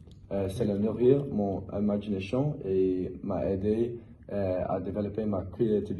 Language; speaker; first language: French; non-native, learner; English